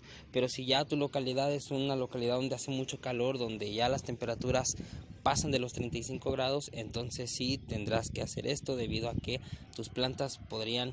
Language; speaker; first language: Spanish; native; Spanish